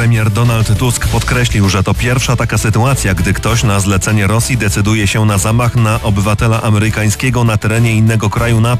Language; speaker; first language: Polish; native; Polish